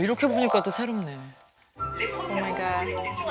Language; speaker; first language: Korean; native; Korean